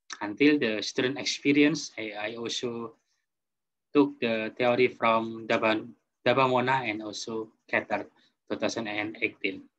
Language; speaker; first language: English; non-native, fluent; Indonesian